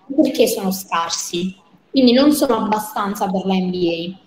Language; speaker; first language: Italian; native; Italian